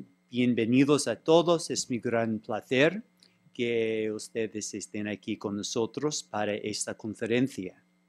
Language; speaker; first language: Spanish; non-native, fluent; English